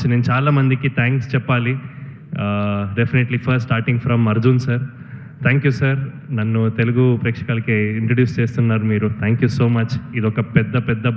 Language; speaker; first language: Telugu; non-native, fluent; Kannada